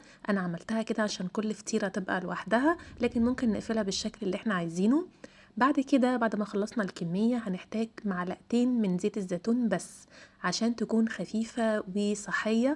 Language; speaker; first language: Arabic; native; Arabic